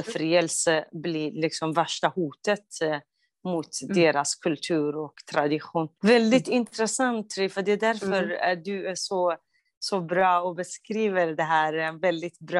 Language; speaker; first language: Swedish; non-native, fluent; Kurdish